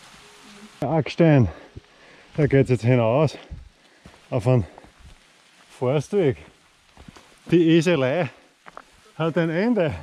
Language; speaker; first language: German; native; German